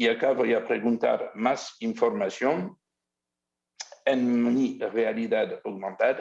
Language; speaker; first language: Spanish; non-native, learner; French